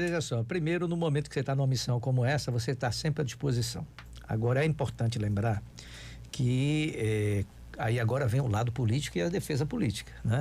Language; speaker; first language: Portuguese; native; Portuguese